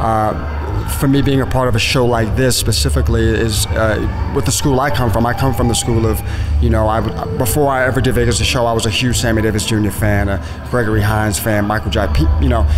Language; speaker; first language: English; native; English